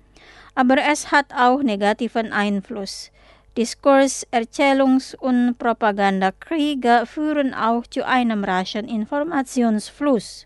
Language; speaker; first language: German; non-native, fluent; Indonesian